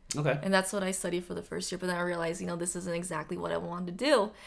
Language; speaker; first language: English; early bilingual, other home language; Japanese